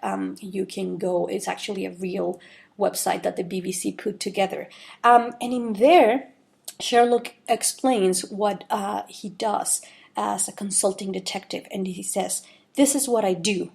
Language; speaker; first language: English; non-native, fluent; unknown